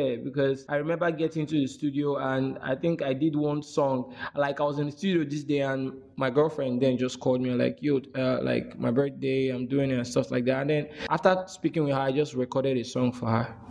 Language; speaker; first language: English; non-native, local second language; Igbo